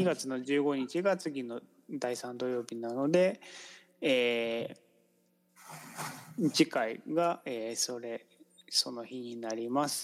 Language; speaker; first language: Japanese; native; Japanese